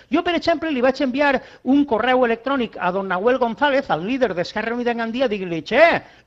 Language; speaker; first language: Catalan; non-native, local second language; Spanish